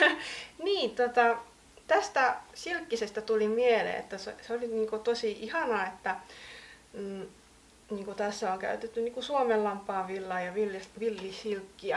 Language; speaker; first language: Finnish; native; Finnish